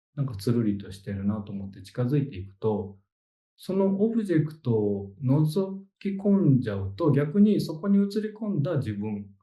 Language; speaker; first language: Japanese; native; Japanese